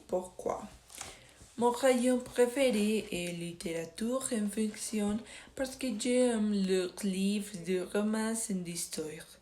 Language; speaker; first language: French; non-native, learner; Spanish